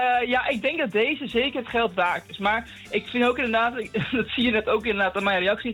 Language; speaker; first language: Dutch; native; Dutch